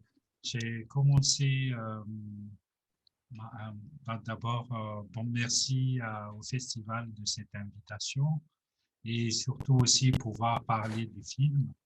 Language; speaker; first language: French; non-native, local second language; Malagasy